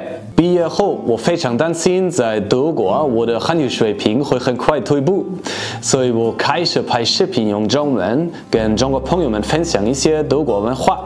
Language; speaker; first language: Chinese; non-native, fluent; German